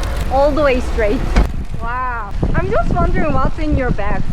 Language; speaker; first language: English; non-native, fluent; Korean